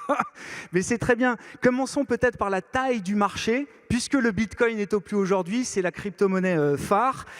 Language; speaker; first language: French; native; French